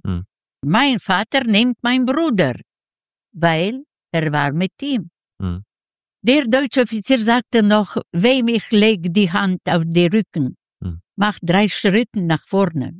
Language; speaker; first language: German; non-native, learner; Yiddish